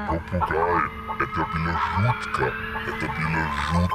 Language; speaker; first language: Russian; non-native, learner; German